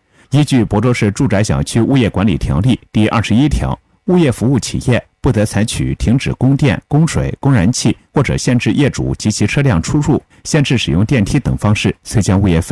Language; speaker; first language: Chinese; native; Chinese